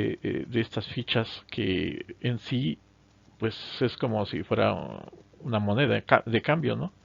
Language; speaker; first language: Spanish; native; Spanish